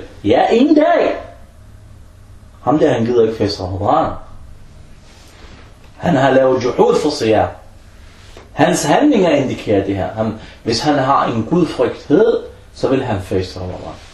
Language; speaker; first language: Danish; early bilingual, other home language; Arabic